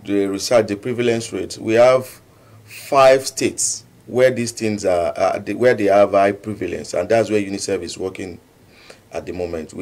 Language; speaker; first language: English; non-native, local second language; Yoruba